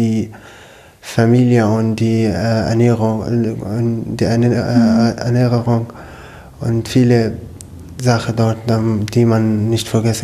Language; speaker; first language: German; non-native, learner; Arabic